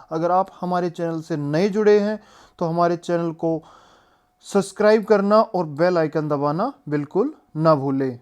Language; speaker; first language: Hindi; native; Hindi